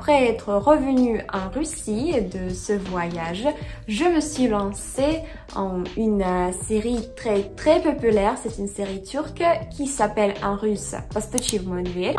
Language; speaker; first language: French; non-native, fluent; Russian